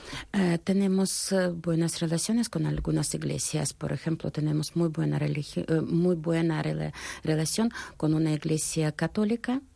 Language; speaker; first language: Spanish; non-native, fluent; Russian